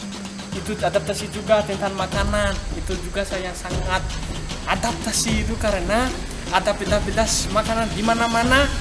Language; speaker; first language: Indonesian; non-native, learner; Malagasy